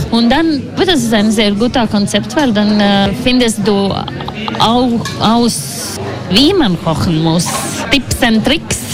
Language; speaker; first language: German; non-native, learner; Latvian